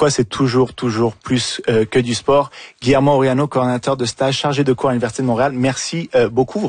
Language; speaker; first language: French; native; French